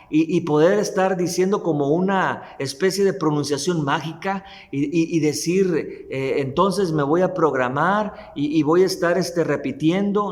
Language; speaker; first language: Spanish; native; Spanish